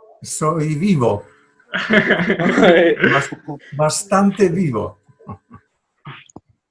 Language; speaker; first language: Spanish; non-native, fluent; Italian